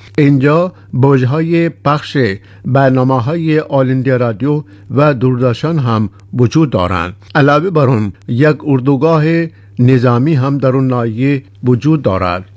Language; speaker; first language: Persian; non-native, fluent; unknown